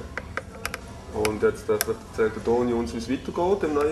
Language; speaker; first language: German; native; German